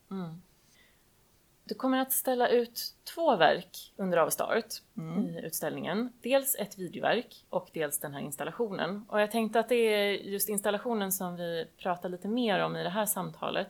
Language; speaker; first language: Swedish; native; Swedish